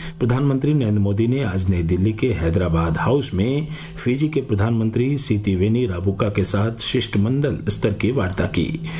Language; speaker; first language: Hindi; native; Hindi